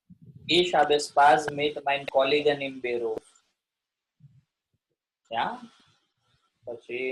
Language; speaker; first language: German; non-native, learner; Gujarati